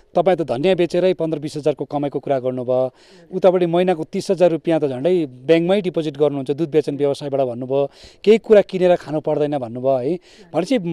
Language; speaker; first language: Nepali; native; Nepali